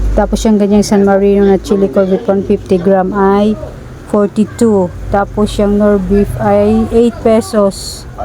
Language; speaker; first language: Filipino; non-native, local second language; Cebuano